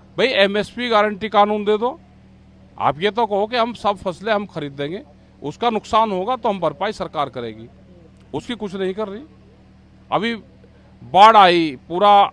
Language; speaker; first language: Hindi; native; Hindi